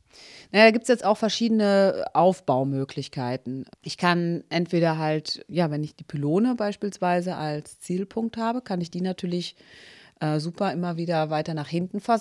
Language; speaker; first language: German; native; German